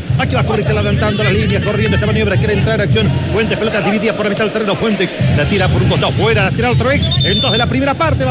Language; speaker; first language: Spanish; native; Spanish